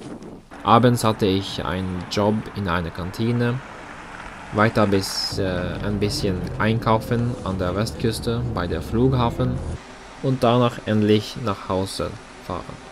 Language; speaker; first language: German; non-native, learner; Norwegian